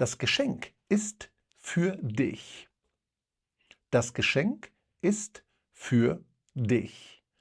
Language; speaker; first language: German; non-native, fluent; Polish